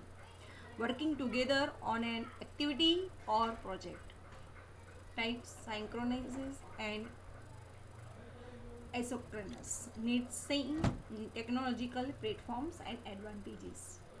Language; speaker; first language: English; non-native, local second language; Gujarati